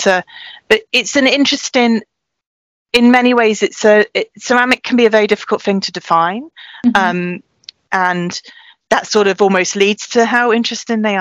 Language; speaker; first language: English; native; English